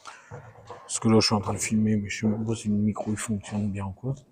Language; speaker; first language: French; native; French